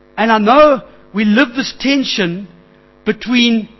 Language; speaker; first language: English; native; English